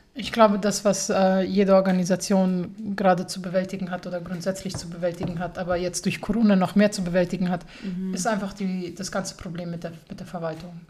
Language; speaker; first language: German; early bilingual, other home language; Persian